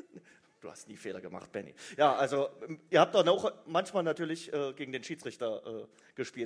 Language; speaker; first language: German; native; German